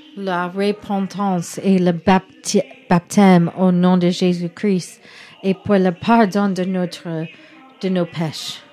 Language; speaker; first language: French; non-native, learner; English